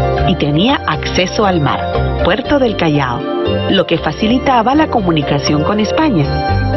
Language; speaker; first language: Spanish; native; Spanish